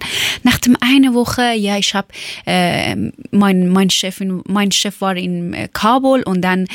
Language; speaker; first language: German; non-native, learner; Persian